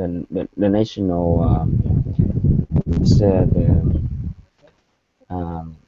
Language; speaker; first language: English; non-native, learner; Vietnamese